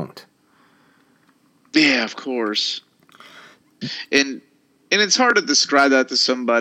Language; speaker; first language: English; early bilingual, other home language; Spanish